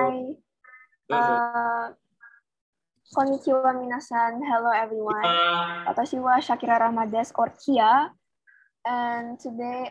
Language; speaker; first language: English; non-native, learner; Indonesian